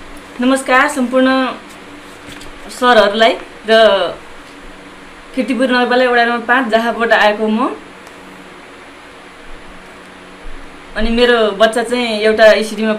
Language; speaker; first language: Nepali; non-native, local second language; Newari